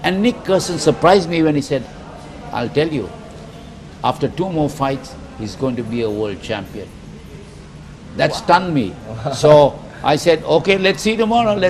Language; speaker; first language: English; non-native, local second language; Filipino